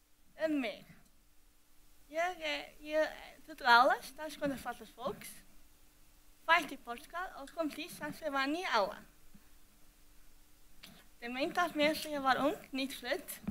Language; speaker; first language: Icelandic; early bilingual, other home language; Portuguese